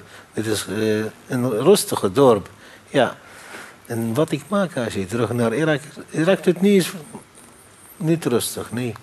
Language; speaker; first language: Dutch; non-native, learner; Arabic